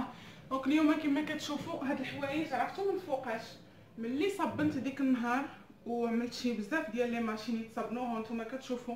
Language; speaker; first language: Arabic; native; Arabic